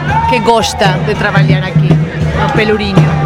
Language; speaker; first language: Portuguese; non-native, fluent; Spanish